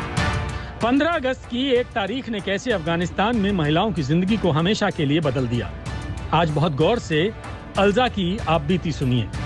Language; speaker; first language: Hindi; native; Hindi